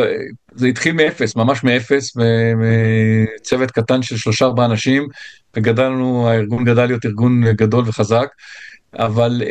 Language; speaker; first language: Hebrew; native; Hebrew